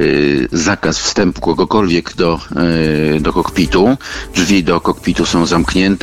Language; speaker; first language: Polish; native; Polish